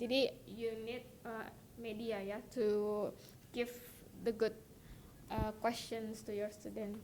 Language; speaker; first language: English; non-native, local second language; Indonesian